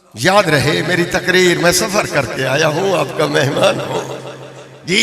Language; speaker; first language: Urdu; non-native, local second language; Punjabi